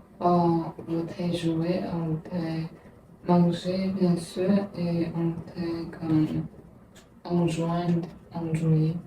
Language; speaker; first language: French; non-native, learner; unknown